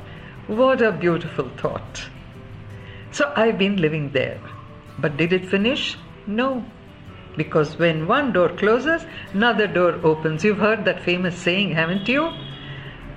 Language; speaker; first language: English; non-native, local second language; Kannada